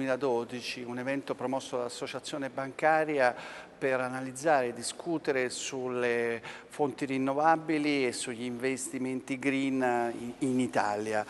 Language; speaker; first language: Italian; native; Italian